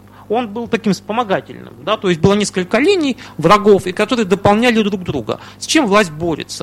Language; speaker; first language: Russian; native; Russian